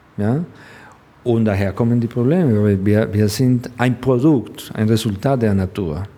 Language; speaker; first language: German; non-native, fluent; Spanish